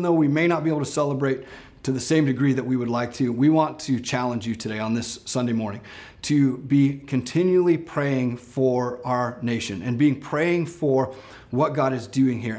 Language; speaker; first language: English; native; English